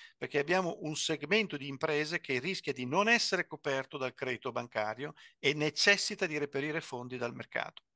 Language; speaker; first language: Italian; native; Italian